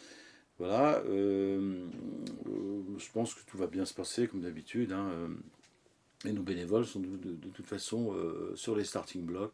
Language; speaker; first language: French; native; French